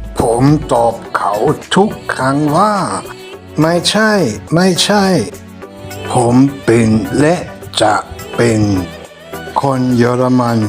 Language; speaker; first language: Thai; non-native, fluent; German